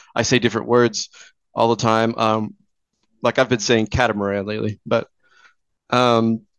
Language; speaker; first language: English; native; English